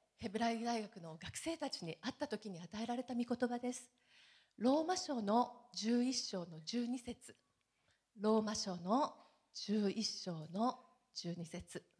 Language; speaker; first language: Japanese; native; Japanese